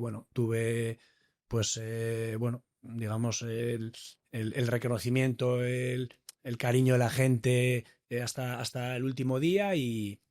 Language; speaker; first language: Spanish; native; Spanish